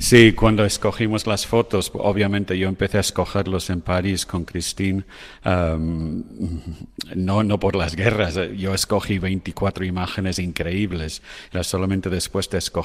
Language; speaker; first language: Spanish; non-native, fluent; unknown